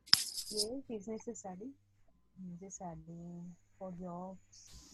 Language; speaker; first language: English; non-native, learner; Spanish